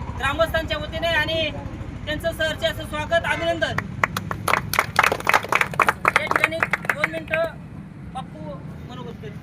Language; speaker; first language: Marathi; non-native, local second language; Lambadi